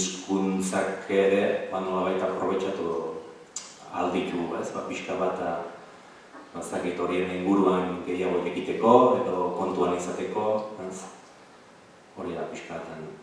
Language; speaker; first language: Basque; non-native, fluent; Catalan